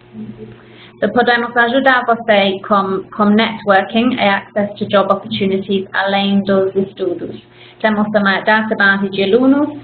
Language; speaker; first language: Portuguese; non-native, fluent; English